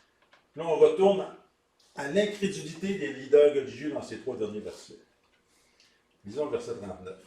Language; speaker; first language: French; native; French